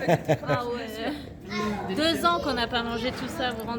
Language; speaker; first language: French; native; French